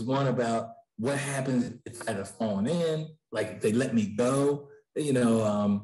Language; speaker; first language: English; native; English